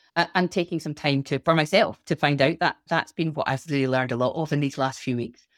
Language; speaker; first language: English; native; English